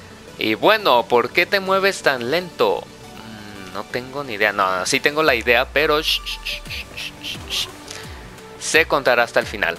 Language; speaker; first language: Spanish; native; Spanish